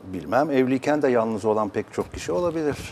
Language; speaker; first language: Turkish; native; Turkish